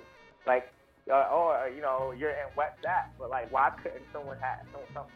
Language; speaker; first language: English; native; English